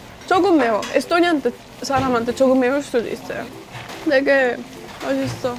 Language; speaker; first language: Korean; non-native, fluent; Estonian